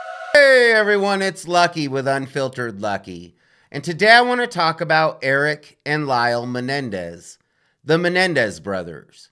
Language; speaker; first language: English; native; English